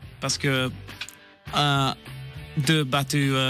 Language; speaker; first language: French; non-native, learner; English